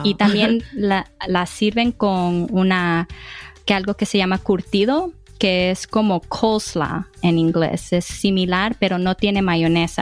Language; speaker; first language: Spanish; early bilingual, heritage; Spanish